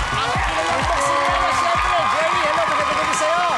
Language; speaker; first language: Filipino; native; Filipino